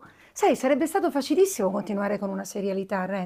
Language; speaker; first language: Italian; native; Italian